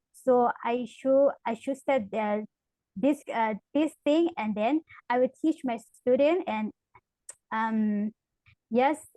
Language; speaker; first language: English; non-native, learner; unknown